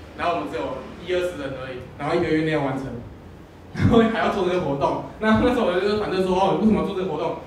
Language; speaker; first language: Chinese; native; Chinese